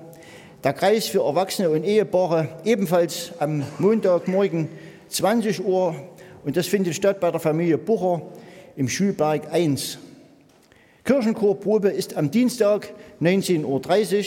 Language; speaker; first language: German; native; German